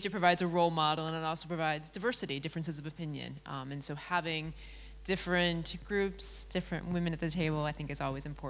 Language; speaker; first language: English; non-native, fluent; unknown